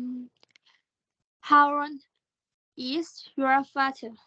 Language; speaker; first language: English; non-native, learner; Thai